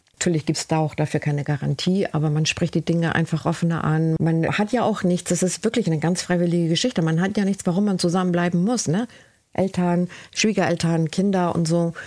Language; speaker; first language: German; early bilingual, other home language; Spanish